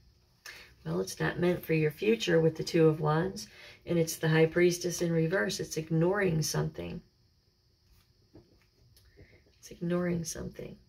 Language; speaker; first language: English; native; English